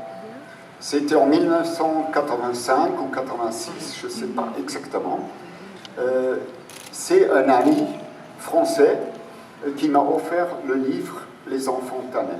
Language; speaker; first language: French; non-native, fluent; German